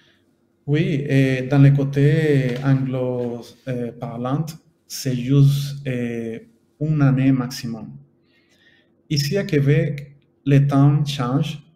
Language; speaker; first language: French; non-native, fluent; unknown